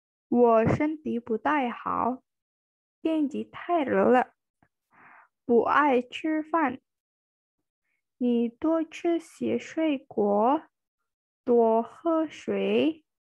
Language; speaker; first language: Chinese; non-native, fluent; Indonesian